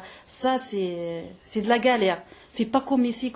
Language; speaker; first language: French; early bilingual, other home language; Arabic